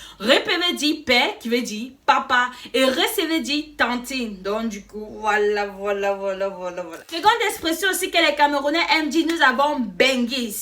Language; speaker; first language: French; native; French